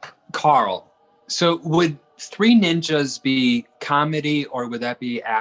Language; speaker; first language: English; native; English